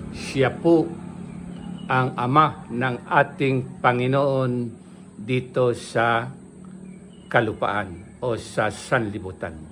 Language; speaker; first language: Filipino; native; Filipino